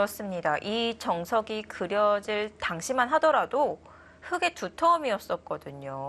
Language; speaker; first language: Korean; native; Korean